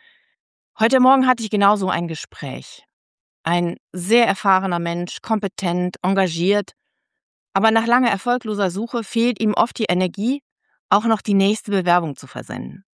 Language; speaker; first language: German; native; German